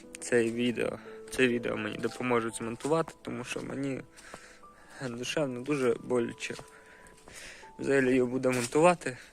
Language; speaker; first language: Ukrainian; non-native, local second language; Russian